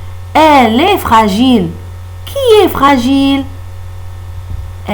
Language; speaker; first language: French; non-native, local second language; Arabic